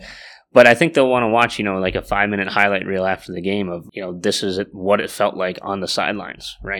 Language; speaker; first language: English; native; English